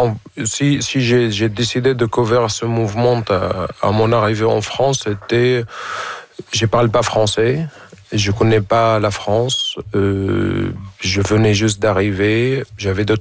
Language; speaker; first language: French; non-native, fluent; Arabic